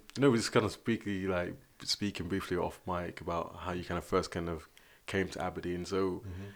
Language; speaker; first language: English; native; English